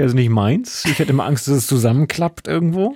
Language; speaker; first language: German; native; German